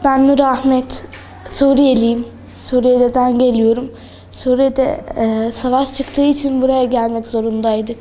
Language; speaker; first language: Turkish; early bilingual, other home language; Arabic